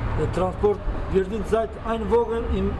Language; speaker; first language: German; non-native, learner; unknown